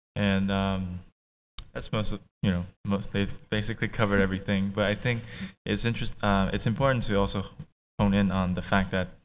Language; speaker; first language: English; native; English